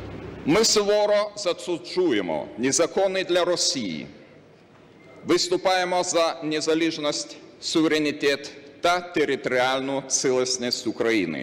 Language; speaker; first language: Ukrainian; non-native, learner; Lithuanian